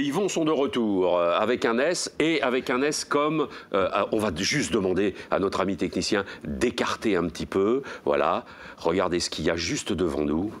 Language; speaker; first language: French; native; French